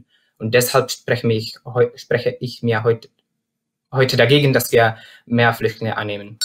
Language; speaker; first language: German; non-native, fluent; Czech